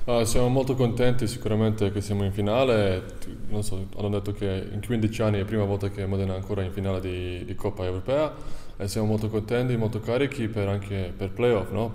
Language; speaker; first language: Italian; non-native, fluent; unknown